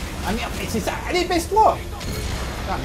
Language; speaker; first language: French; native; French